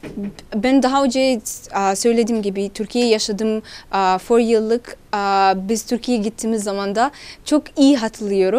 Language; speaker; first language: Turkish; non-native, learner; Somali